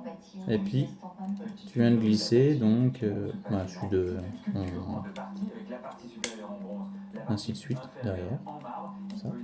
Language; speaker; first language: French; native; French